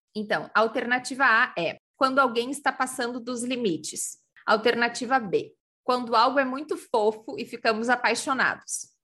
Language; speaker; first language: Portuguese; native; Portuguese